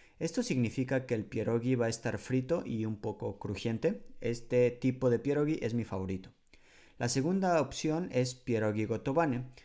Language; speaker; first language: Spanish; native; Spanish